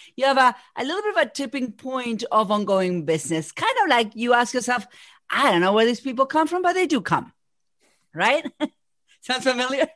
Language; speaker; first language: English; non-native, fluent; Spanish